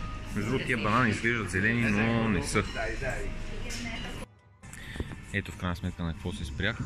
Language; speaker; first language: Bulgarian; native; Bulgarian